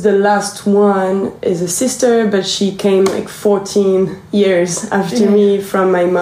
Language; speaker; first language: English; non-native, fluent; French